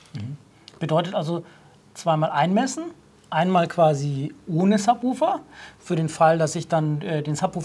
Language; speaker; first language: German; native; German